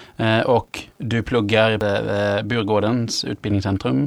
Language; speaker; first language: Swedish; native; Swedish